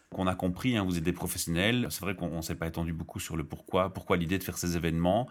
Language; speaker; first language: French; native; French